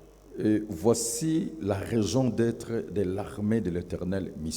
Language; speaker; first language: French; non-native, local second language; Lingala